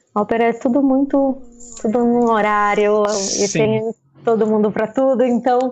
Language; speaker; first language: Portuguese; native; Portuguese